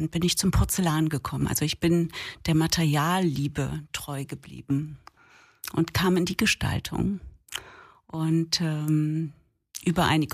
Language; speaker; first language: German; native; German